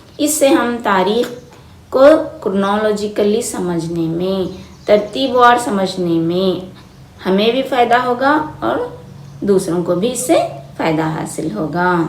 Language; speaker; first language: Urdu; native; Urdu